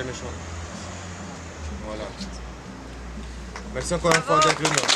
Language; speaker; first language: French; non-native, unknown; Ukrainian